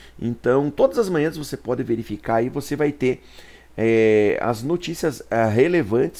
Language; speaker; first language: Portuguese; native; Portuguese